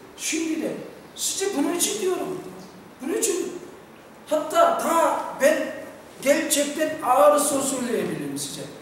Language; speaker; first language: Turkish; non-native, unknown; Korean